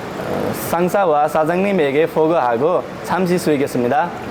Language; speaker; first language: Korean; non-native, learner; Nepali